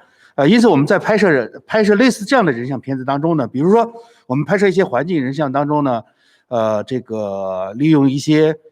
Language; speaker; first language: Chinese; native; Chinese